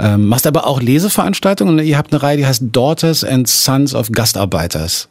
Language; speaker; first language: German; native; German